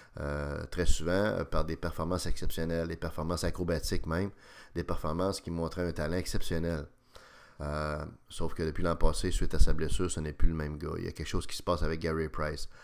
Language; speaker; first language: French; native; French